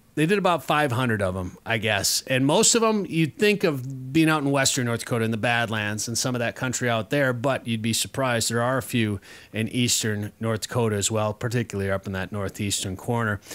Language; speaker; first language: English; native; English